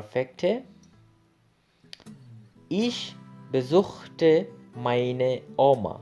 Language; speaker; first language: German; non-native, learner; Bangla